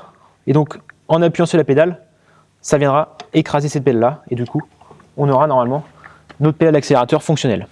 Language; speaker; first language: French; native; French